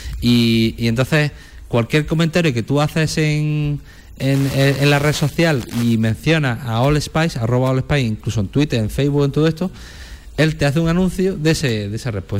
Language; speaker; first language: Spanish; native; Spanish